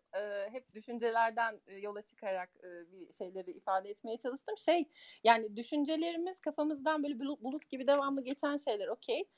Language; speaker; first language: Turkish; early bilingual, heritage; Turkish